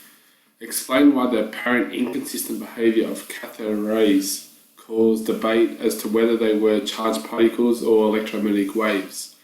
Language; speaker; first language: English; native; English